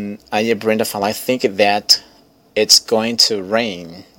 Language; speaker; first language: English; non-native, fluent; Portuguese